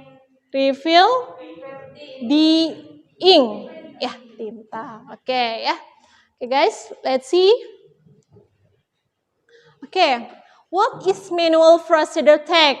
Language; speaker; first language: English; non-native, learner; Indonesian